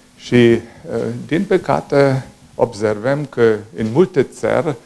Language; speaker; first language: Romanian; non-native, fluent; German